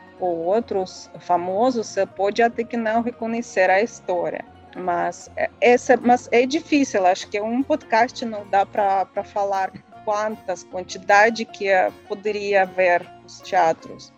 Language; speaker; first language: Portuguese; non-native, learner; Russian